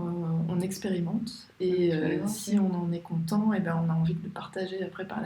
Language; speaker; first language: French; native; French